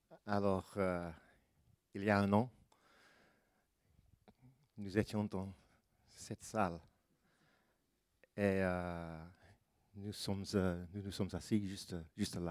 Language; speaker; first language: French; non-native, fluent; English